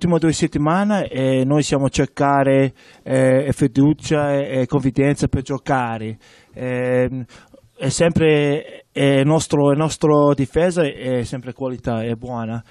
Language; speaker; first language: Italian; non-native, learner; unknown